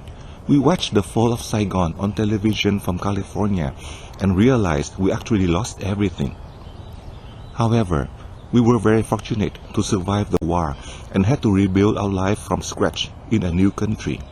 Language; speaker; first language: English; non-native, fluent; Vietnamese